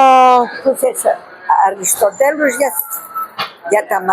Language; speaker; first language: Greek; non-native, learner; Armenian